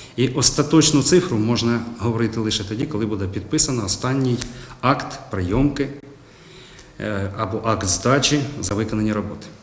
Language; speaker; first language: Ukrainian; native; Ukrainian